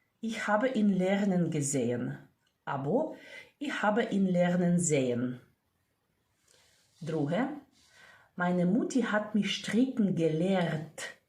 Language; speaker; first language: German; non-native, fluent; Ukrainian